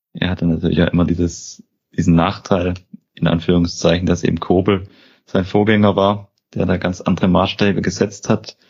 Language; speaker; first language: German; native; German